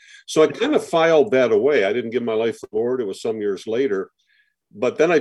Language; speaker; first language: English; native; English